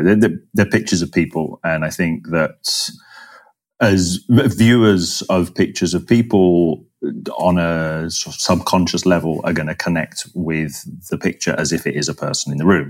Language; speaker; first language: English; native; English